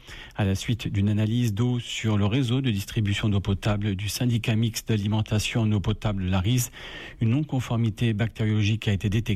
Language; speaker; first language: French; native; French